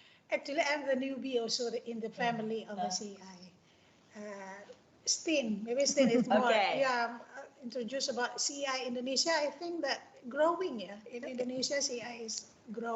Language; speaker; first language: English; non-native, fluent; Indonesian